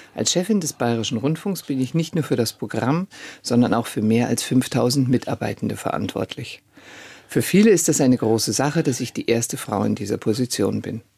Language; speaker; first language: German; native; German